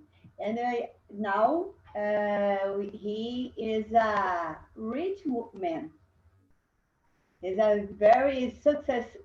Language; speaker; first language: English; non-native, learner; Portuguese